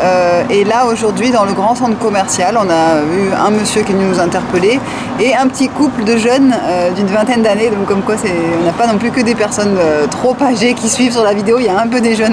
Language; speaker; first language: French; native; French